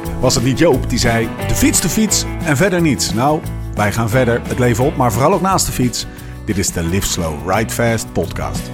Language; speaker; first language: Dutch; native; Dutch